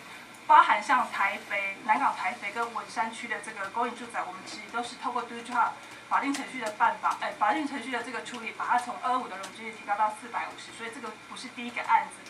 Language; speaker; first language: Chinese; native; Chinese